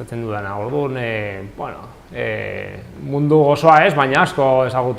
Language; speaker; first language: Basque; non-native, local second language; Spanish